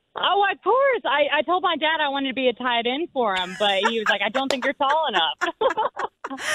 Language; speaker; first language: English; native; English